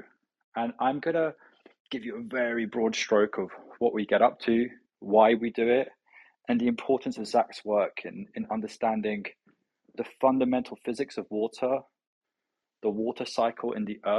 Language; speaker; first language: English; native; English